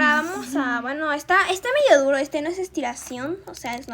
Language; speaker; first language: Spanish; native; Spanish